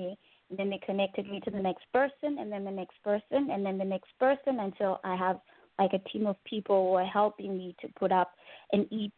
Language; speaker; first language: English; non-native, local second language; Shona